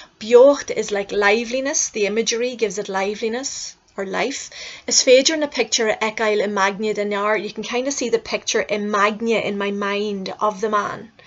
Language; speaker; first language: Irish; native; Irish